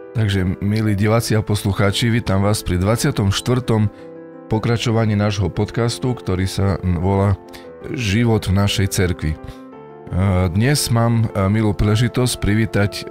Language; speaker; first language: Slovak; native; Slovak